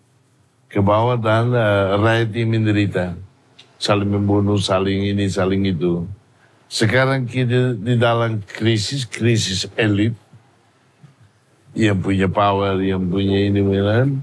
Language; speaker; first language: Indonesian; non-native, learner; Tetum